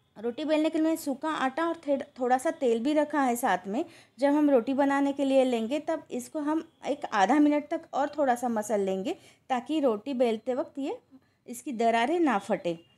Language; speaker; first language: Hindi; non-native, local second language; Marathi